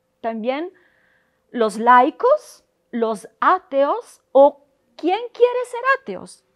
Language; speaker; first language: Spanish; non-native, fluent; Italian